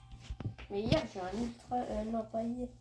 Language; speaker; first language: French; native; French